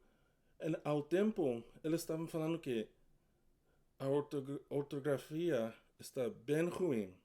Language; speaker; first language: Portuguese; non-native, learner; English